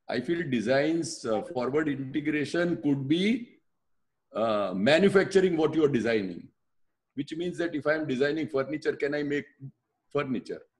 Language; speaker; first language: English; non-native, local second language; Gujarati